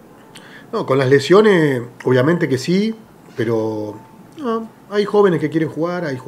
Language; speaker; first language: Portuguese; non-native, learner; Spanish